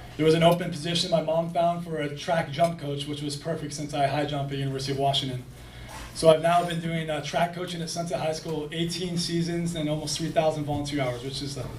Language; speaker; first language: English; native; English